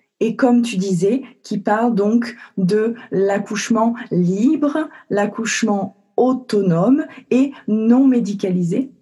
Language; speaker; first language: French; native; French